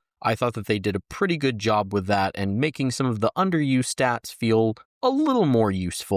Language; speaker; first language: English; native; English